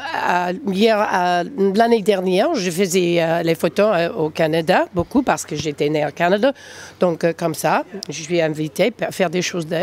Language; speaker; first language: French; non-native, fluent; English